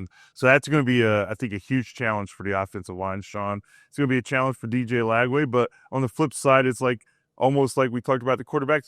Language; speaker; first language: English; native; English